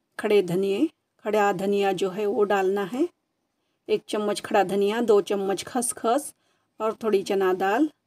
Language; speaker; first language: Hindi; non-native, local second language; Marathi